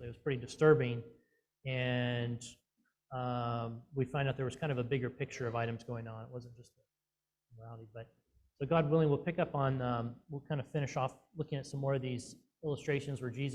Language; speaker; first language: English; native; English